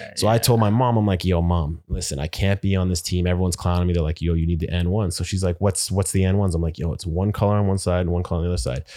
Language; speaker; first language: English; native; English